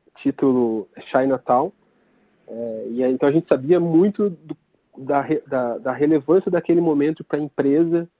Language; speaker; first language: Portuguese; native; Portuguese